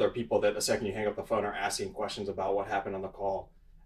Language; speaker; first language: English; native; English